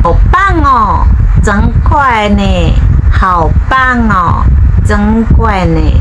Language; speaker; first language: Chinese; non-native, fluent; Indonesian